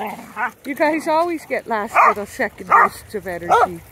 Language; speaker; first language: English; native; English